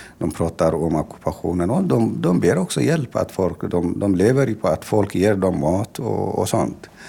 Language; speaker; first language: Swedish; non-native, fluent; Tigrinya